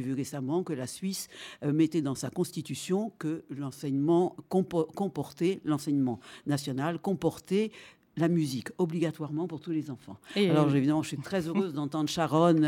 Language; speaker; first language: French; native; French